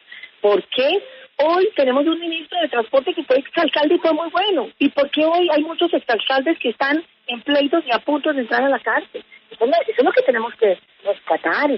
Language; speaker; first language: Spanish; native; Spanish